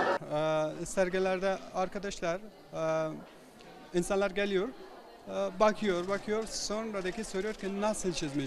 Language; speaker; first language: Turkish; non-native, learner; Persian